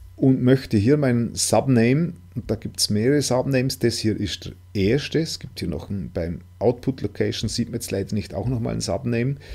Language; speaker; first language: German; non-native, local second language; Swiss German